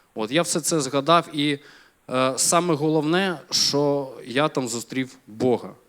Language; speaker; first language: Ukrainian; non-native, local second language; Russian